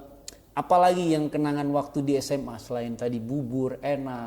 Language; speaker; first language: Indonesian; native; Indonesian